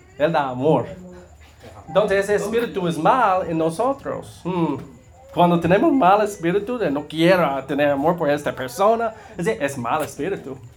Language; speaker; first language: Spanish; non-native, learner; English